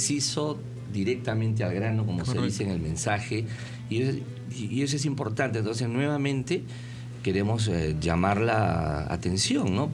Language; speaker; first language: Spanish; native; Spanish